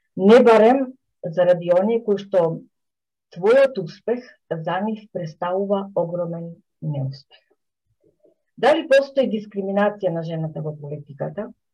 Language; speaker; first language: Macedonian; native; Macedonian